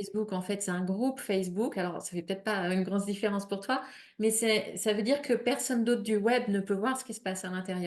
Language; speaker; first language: French; native; French